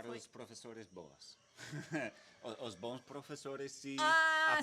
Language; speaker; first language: Portuguese; non-native, learner; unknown